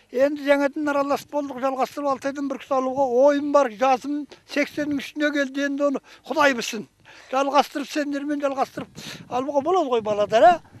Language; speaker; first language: Kazakh; native; Kazakh